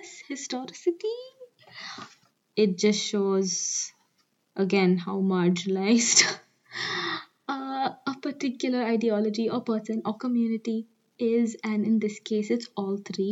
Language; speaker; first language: English; non-native, local second language; Hindi